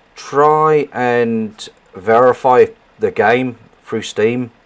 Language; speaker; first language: English; native; English